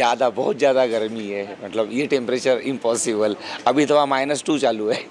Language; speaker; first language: Hindi; non-native, local second language; Marathi